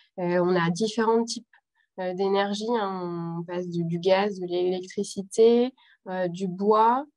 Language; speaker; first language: French; native; French